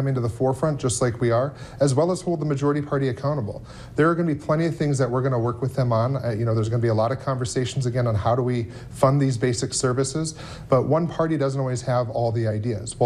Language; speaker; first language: English; native; English